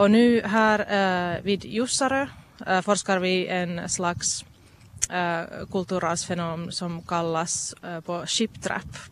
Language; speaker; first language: Swedish; non-native, local second language; Finnish